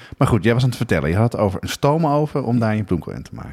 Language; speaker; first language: Dutch; native; Dutch